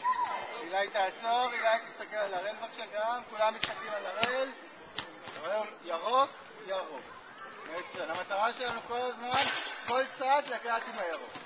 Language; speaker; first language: Hebrew; native; Hebrew